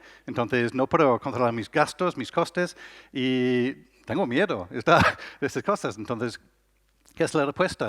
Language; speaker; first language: Spanish; non-native, learner; English